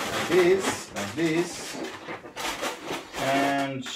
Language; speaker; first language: English; non-native, learner; Italian